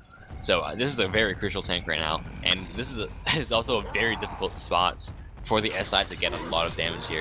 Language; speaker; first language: English; native; English